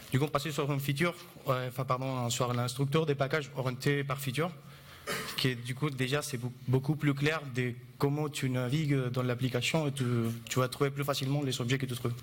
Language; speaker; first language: French; non-native, fluent; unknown